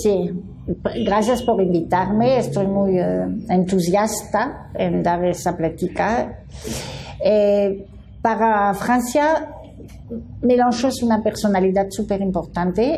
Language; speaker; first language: Spanish; non-native, fluent; French